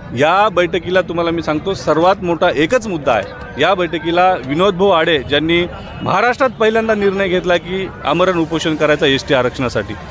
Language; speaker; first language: Marathi; non-native, local second language; Lambadi